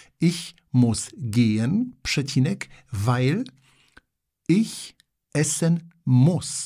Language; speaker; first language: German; non-native, fluent; Polish